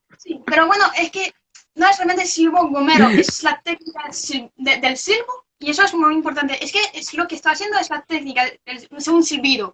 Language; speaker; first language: Spanish; non-native, fluent; French